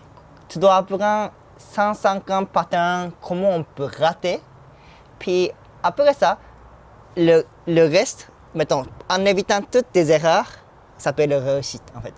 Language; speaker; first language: French; non-native, fluent; Japanese